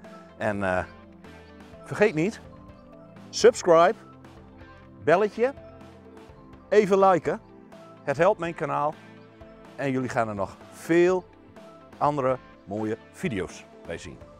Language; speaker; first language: Dutch; native; Dutch